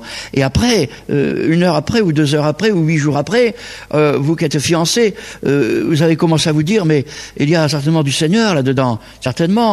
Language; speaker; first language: French; native; French